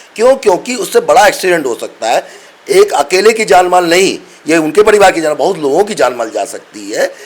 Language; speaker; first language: Hindi; non-native, local second language; Bangla